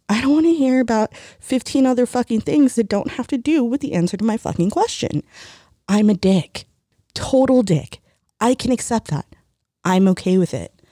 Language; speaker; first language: English; early bilingual, other home language; Spanish